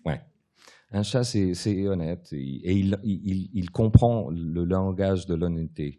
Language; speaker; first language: French; early bilingual, other home language; Portuguese